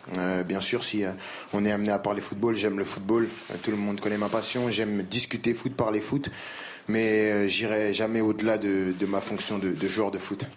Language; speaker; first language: French; native; French